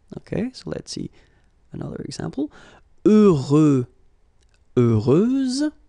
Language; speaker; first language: English; non-native, fluent; French